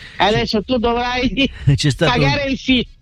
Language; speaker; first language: Italian; native; Italian